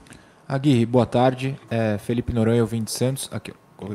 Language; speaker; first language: Portuguese; native; Portuguese